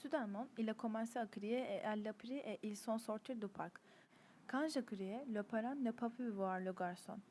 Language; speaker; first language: French; non-native, learner; Turkish